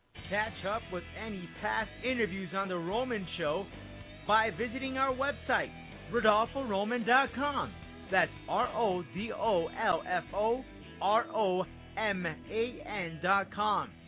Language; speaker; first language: English; early bilingual, other home language; Spanish